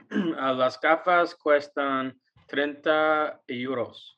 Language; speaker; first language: Spanish; non-native, learner; English